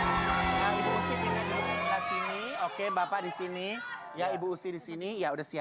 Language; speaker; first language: Indonesian; native; Indonesian